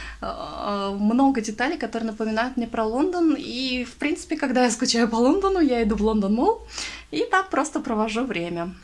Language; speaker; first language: Russian; native; Russian